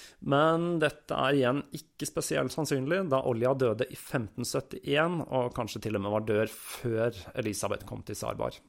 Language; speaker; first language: Norwegian; native; Norwegian